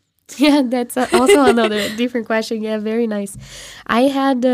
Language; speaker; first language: English; non-native, fluent; Portuguese